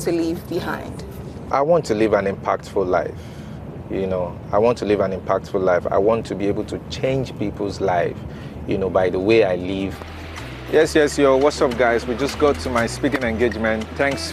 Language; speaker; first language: English; non-native, local second language; Yoruba